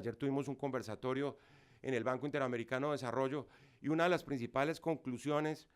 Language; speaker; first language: Spanish; native; Spanish